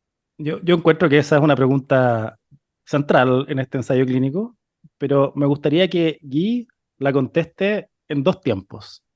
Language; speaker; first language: Spanish; native; Spanish